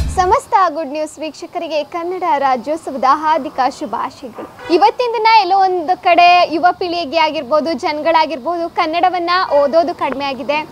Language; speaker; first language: Kannada; native; Kannada